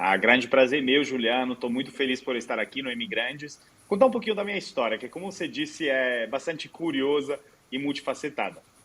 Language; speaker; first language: Portuguese; non-native, fluent; Italian